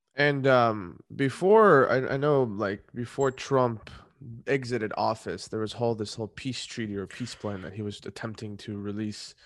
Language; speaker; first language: English; native; English